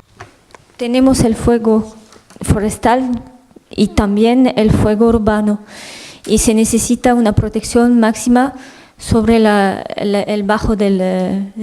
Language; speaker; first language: Spanish; non-native, learner; French